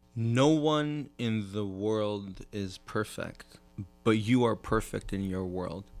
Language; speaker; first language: English; native; English